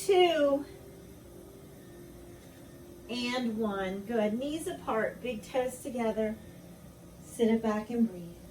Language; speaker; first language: English; native; English